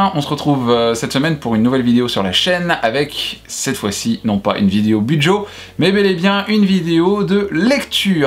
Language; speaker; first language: French; native; French